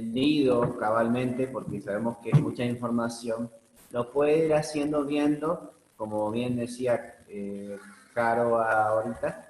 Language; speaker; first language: Spanish; native; Spanish